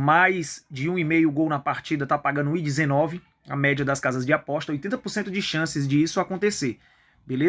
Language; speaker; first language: Portuguese; native; Portuguese